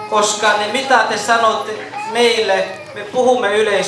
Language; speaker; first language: Finnish; non-native, fluent; Kinyarwanda